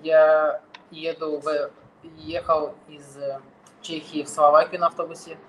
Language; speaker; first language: Russian; non-native, fluent; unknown